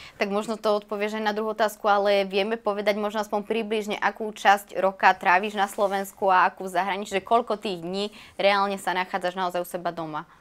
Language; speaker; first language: Slovak; native; Slovak